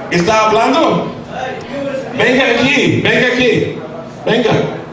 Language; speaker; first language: Spanish; non-native, learner; English